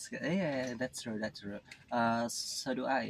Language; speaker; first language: English; non-native, learner; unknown